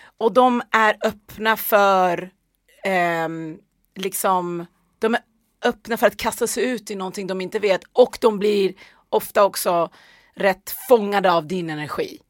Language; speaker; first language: Swedish; early bilingual, other home language; Persian